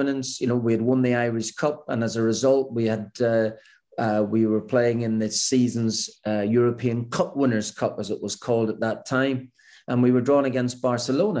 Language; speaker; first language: English; native; English